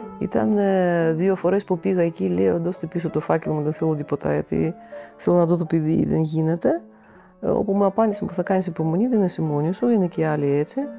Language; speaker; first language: Greek; non-native, fluent; Russian